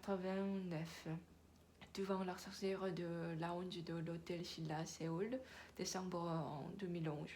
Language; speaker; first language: French; non-native, learner; Korean